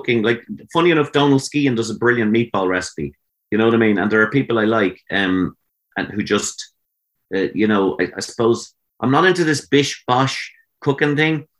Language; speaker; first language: English; native; English